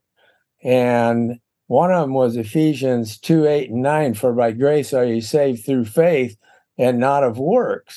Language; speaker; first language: English; native; English